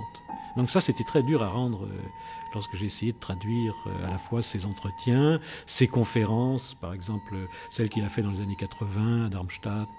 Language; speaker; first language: French; native; French